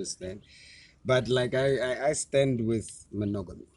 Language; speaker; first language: English; non-native, local second language; Tswana